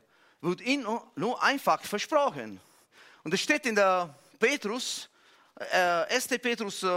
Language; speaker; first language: German; non-native, fluent; Italian